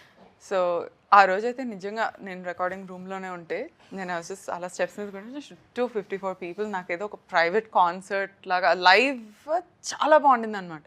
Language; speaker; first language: Telugu; native; Telugu